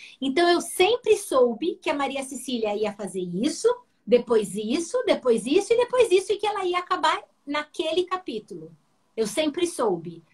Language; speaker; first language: Portuguese; early bilingual, heritage; Portuguese